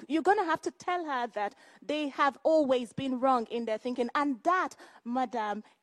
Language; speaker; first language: English; non-native, local second language; Igbo